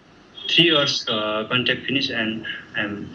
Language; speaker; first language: English; non-native, learner; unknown